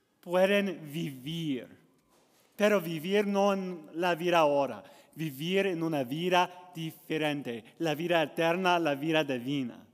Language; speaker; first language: Spanish; non-native, learner; English